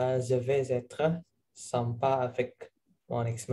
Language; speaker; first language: French; non-native, learner; Indonesian